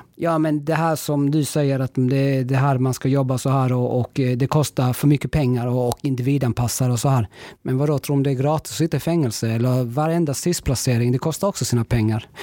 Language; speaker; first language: Swedish; early bilingual, other home language; Spanish